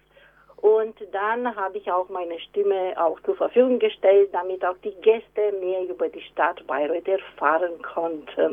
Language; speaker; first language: German; non-native, fluent; Romanian